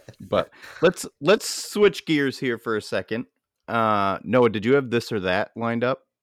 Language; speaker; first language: English; native; English